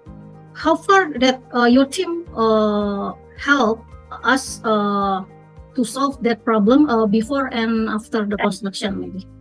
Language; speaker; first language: English; non-native, fluent; Indonesian